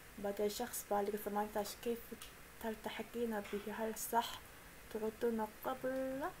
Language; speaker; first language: Arabic; non-native, fluent; Korean